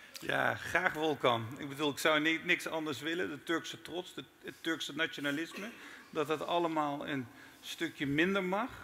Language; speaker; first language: Dutch; early bilingual, other home language; Turkish